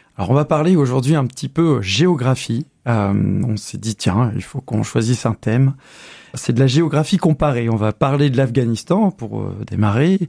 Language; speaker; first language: French; native; French